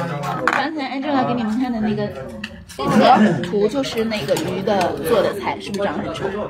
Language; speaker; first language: Chinese; native; Chinese